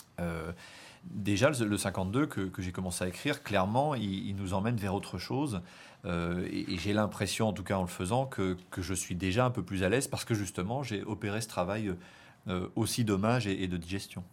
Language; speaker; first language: French; native; French